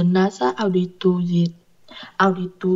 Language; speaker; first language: Russian; non-native, learner; Vietnamese